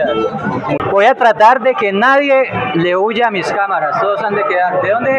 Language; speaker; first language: Spanish; native; Spanish